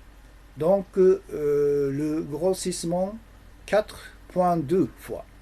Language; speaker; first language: French; non-native, learner; Japanese